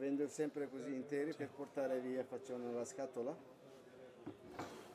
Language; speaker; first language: Italian; non-native, learner; Turkish